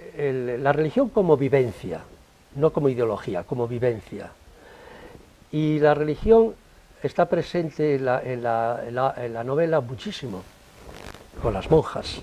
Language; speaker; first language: Spanish; native; Spanish